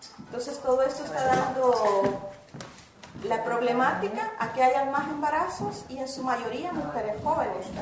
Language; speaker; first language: Spanish; native; Spanish